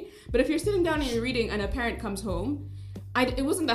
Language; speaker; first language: English; non-native, local second language; Kinyarwanda